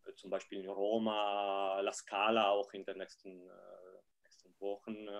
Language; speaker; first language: German; non-native, fluent; Italian